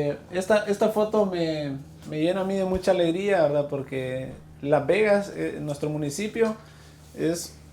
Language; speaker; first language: Spanish; native; Spanish